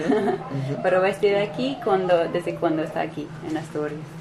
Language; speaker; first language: Spanish; non-native, fluent; English